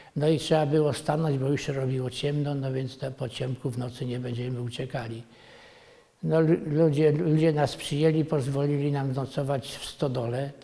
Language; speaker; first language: Polish; native; Polish